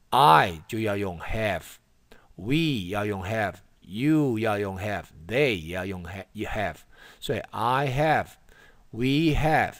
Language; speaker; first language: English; non-native, fluent; Chinese